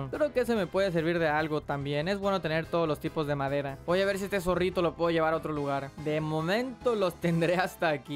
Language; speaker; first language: Spanish; native; Spanish